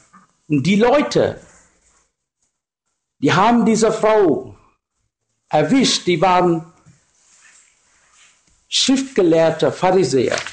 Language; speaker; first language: German; non-native, learner; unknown